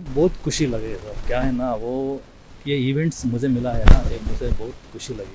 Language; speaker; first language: Hindi; non-native, local second language; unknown